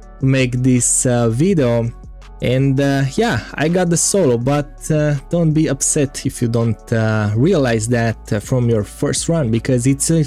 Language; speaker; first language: English; non-native, fluent; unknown